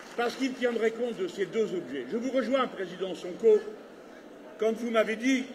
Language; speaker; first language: French; native; French